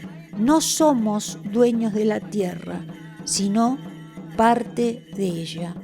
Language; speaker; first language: Spanish; native; Spanish